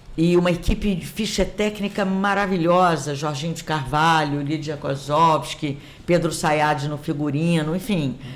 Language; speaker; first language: Portuguese; native; Portuguese